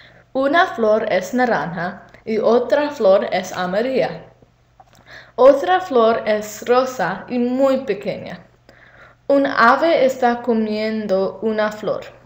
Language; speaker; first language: Spanish; non-native, learner; English